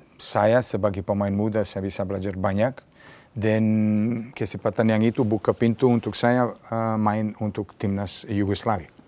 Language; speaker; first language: Indonesian; non-native, fluent; Serbian